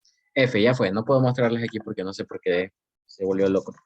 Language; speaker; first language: Spanish; native; Spanish